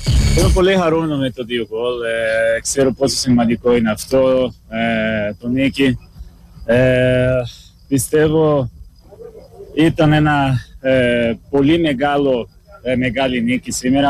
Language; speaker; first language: Greek; non-native, learner; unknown